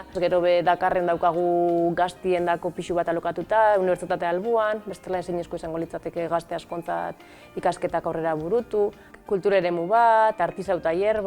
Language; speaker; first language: Basque; native; Basque